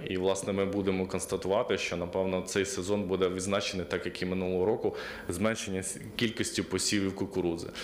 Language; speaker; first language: Ukrainian; native; Ukrainian